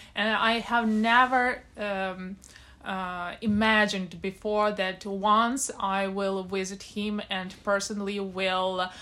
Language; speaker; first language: English; non-native, fluent; Ukrainian